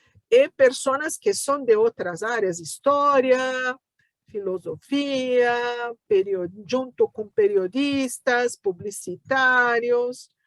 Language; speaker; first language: Spanish; non-native, fluent; Portuguese